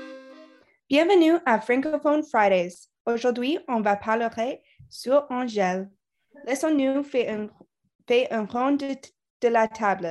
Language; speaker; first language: French; non-native, learner; English